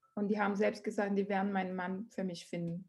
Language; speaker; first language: German; non-native, learner; Portuguese